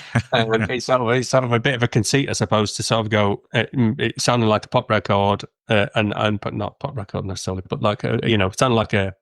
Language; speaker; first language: English; native; English